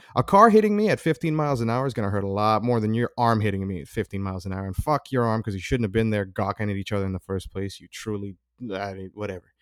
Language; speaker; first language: English; early bilingual, other home language; Filipino